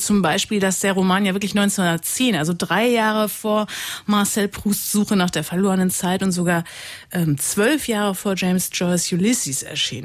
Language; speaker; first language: German; native; German